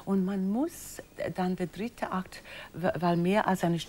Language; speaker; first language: German; non-native, fluent; English